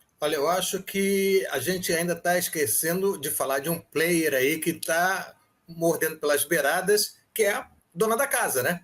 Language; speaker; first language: Portuguese; native; Portuguese